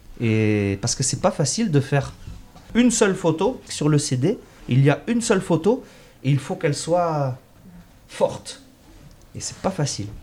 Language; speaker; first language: French; native; French